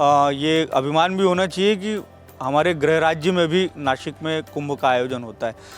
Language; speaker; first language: Hindi; native; Hindi